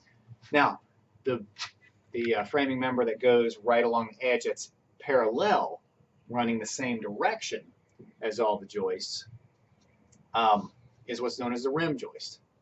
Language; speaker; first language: English; native; English